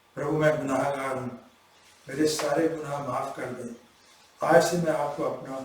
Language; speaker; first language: Hindi; non-native, local second language; Punjabi